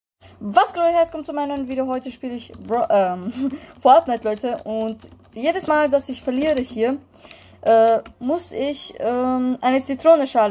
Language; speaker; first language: German; early bilingual, other home language; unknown